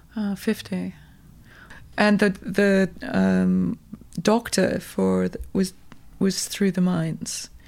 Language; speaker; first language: English; native; English